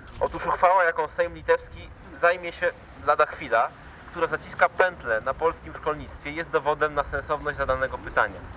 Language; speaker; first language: Polish; native; Polish